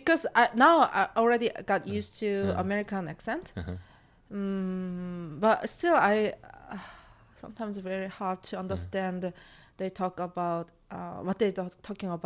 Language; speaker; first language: English; non-native, learner; Korean